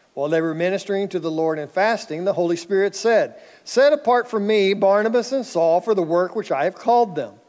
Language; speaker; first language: English; native; English